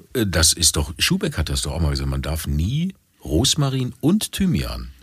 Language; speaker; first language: German; native; German